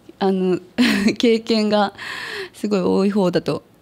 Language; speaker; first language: Japanese; native; Japanese